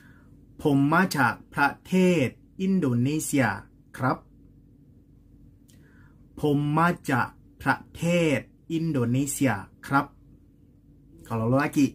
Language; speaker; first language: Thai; non-native, learner; Indonesian